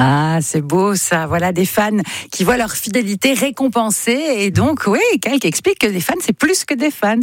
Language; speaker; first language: French; native; French